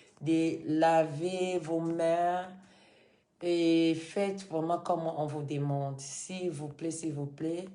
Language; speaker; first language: French; non-native, fluent; Lingala